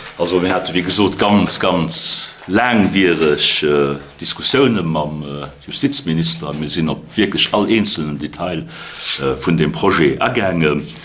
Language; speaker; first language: Luxembourgish; native; Luxembourgish